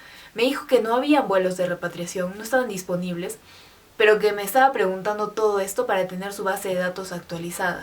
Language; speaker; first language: Spanish; native; Spanish